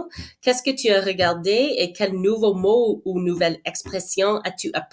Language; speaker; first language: French; non-native, fluent; English